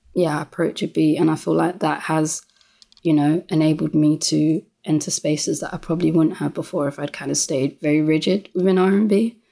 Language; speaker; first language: English; native; English